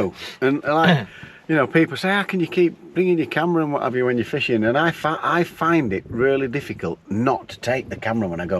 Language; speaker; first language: English; native; English